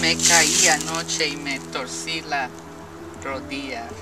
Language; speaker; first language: Spanish; non-native, learner; English